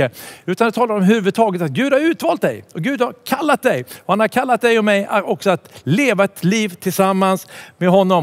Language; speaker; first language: Swedish; native; Swedish